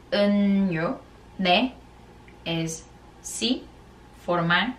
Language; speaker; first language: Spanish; non-native, fluent; Korean